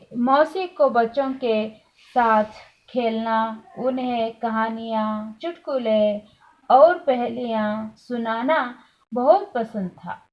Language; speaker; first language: Hindi; non-native, local second language; Kannada